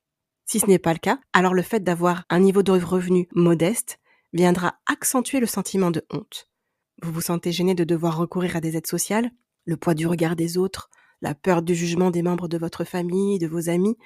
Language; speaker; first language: French; native; French